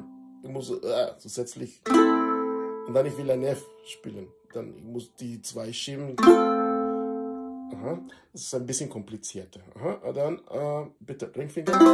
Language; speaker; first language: German; non-native, fluent; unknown